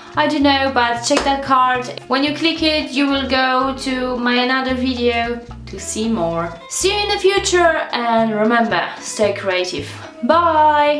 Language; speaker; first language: English; non-native, learner; Polish